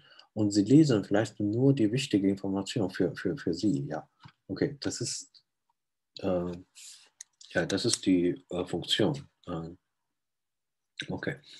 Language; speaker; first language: German; non-native, fluent; Chinese